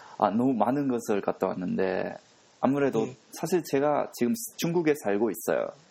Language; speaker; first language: Korean; non-native, fluent; Japanese